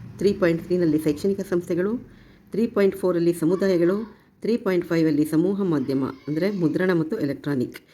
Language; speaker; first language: Kannada; native; Kannada